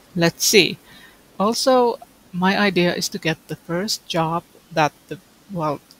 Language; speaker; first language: English; non-native, fluent; Finnish